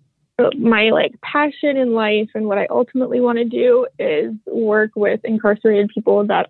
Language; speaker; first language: English; native; English